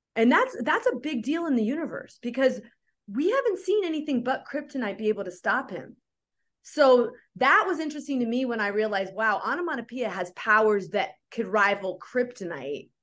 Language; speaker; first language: English; native; English